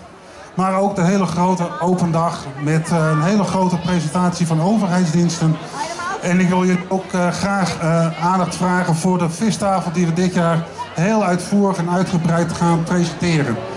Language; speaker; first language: Dutch; native; Dutch